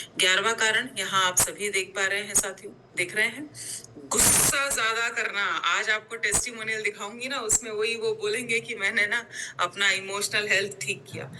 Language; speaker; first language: Hindi; non-native, local second language; Gujarati